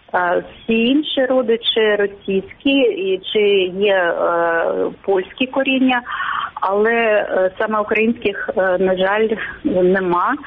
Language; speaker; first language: Ukrainian; non-native, local second language; Russian